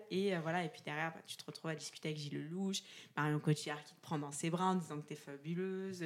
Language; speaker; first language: French; native; French